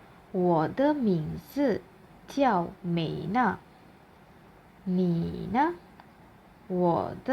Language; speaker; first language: Chinese; non-native, fluent; Malay